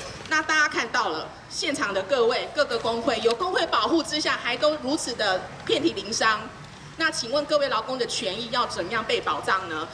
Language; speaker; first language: Chinese; native; Chinese